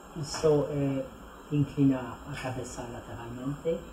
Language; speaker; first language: Portuguese; non-native, fluent; French